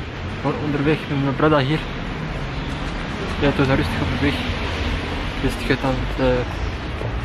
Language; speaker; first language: Dutch; non-native, local second language; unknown